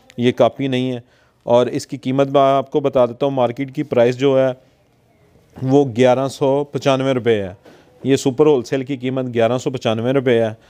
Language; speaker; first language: Urdu; non-native, local second language; Punjabi